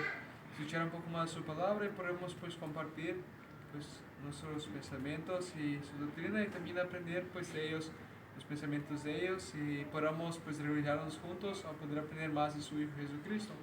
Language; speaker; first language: Spanish; native; Spanish